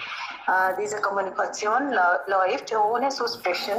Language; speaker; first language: German; non-native, learner; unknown